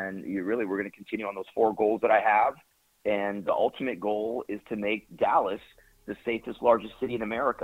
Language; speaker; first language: English; early bilingual, other home language; Spanish